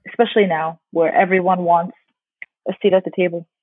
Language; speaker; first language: English; early bilingual, other home language; Arabic